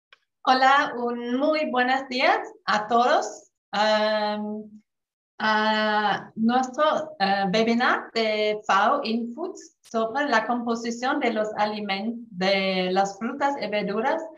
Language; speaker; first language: Spanish; non-native, fluent; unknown